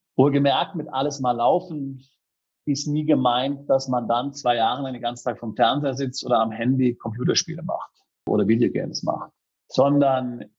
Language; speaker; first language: German; native; German